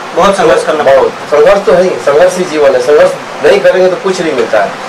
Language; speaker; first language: Hindi; non-native, local second language; Bhojpuri